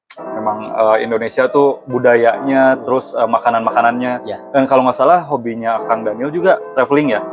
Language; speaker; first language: Indonesian; native; Indonesian